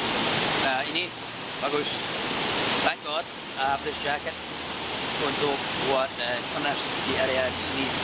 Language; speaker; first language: Indonesian; non-native, learner; English